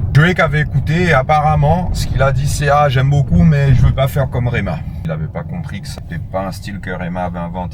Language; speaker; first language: French; native; French